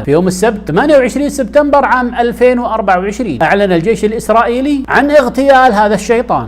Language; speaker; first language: Arabic; native; Arabic